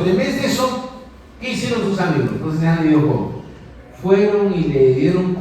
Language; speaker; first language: Spanish; native; Spanish